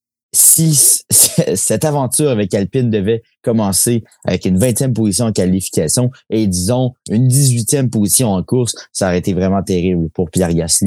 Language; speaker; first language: French; native; French